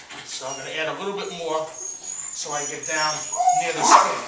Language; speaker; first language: English; native; English